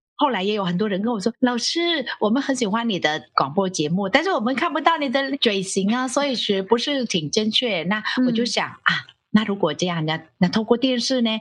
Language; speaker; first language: Chinese; non-native, fluent; Vietnamese